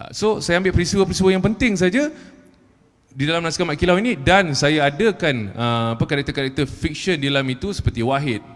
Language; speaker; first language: Malay; native; Malay